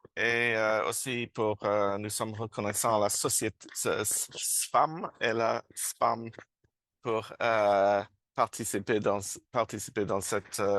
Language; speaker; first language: French; non-native, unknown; English